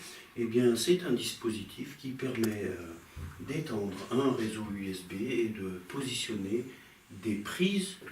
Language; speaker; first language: French; native; French